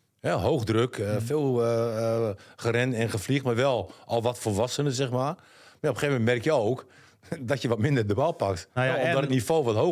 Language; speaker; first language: Dutch; native; Dutch